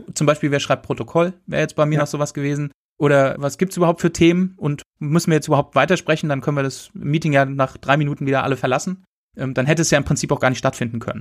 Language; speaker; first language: German; native; German